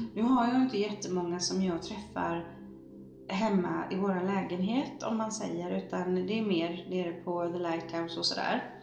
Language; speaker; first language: Swedish; native; Swedish